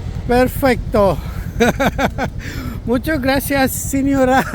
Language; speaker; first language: Spanish; non-native, learner; Tamil